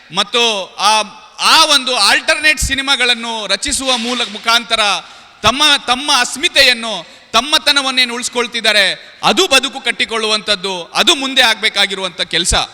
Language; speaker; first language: Kannada; non-native, local second language; Urdu